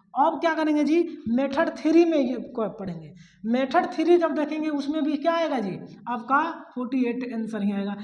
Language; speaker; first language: Hindi; native; Hindi